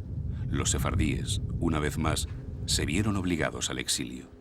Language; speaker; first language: Spanish; native; Spanish